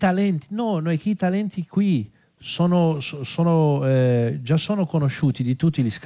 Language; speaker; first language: Italian; non-native, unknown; Portuguese